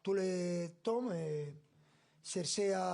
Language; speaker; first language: French; non-native, fluent; Spanish